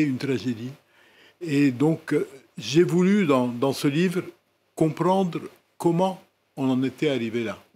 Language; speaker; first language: French; non-native, local second language; Arabic